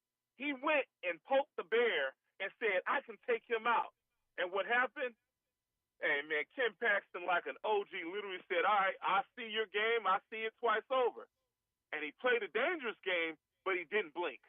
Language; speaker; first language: English; native; English